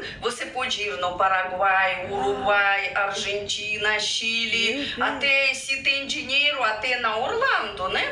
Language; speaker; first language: Portuguese; non-native, fluent; Russian